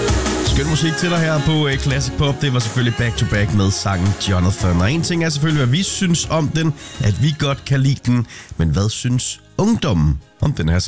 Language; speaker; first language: Danish; native; Danish